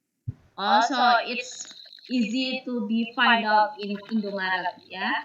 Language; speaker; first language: English; non-native, learner; Indonesian